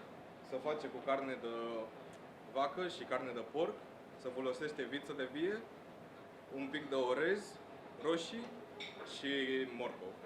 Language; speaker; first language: Romanian; early bilingual, heritage; Romanian